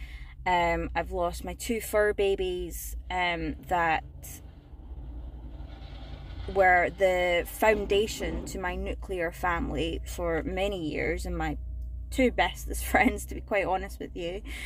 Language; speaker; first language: English; native; English